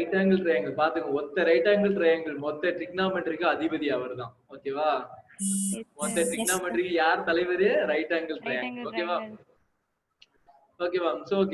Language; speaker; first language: Tamil; native; Tamil